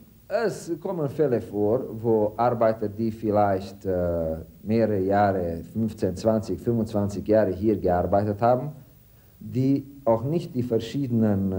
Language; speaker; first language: German; non-native, fluent; Romanian